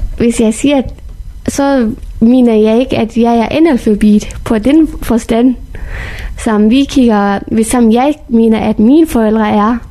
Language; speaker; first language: Danish; non-native, fluent; Persian